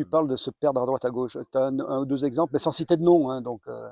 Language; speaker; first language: French; native; French